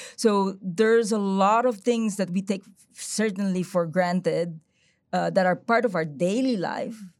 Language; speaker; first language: English; non-native, local second language; Filipino